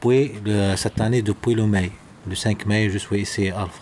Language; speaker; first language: French; non-native, learner; Arabic